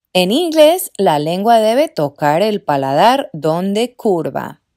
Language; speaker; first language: Spanish; non-native, fluent; English